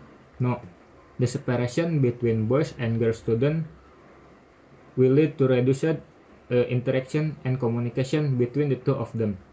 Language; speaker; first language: English; non-native, learner; Indonesian